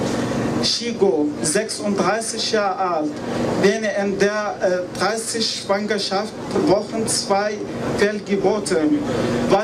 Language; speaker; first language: German; non-native, learner; Arabic